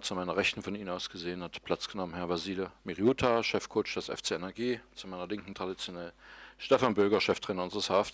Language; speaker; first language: German; native; German